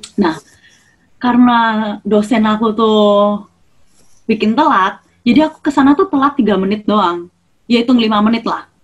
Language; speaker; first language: Indonesian; native; Indonesian